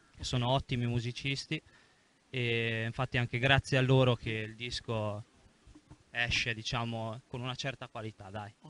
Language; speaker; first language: Italian; native; Italian